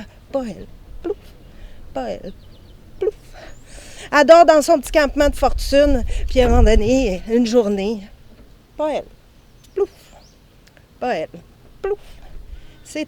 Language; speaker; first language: French; native; French